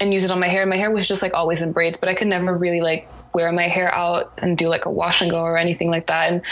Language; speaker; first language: English; native; English